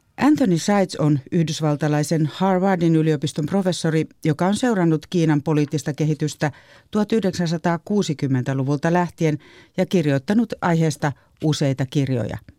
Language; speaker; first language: Finnish; native; Finnish